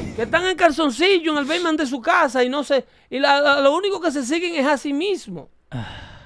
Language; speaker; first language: Spanish; native; Spanish